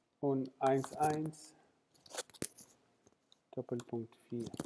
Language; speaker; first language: German; non-native, fluent; Spanish